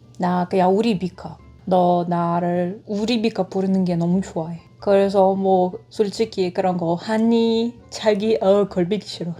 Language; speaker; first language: Korean; non-native, fluent; Russian